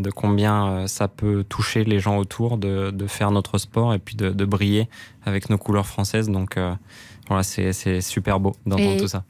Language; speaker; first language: French; native; French